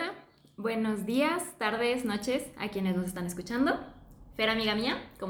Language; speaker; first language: Spanish; native; Spanish